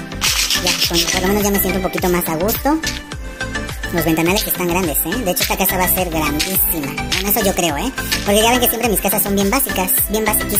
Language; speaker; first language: Spanish; native; Spanish